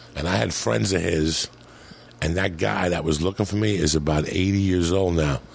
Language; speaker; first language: English; native; English